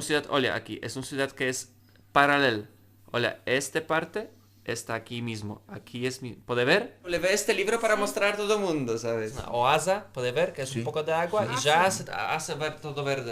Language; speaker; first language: Spanish; non-native, learner; Polish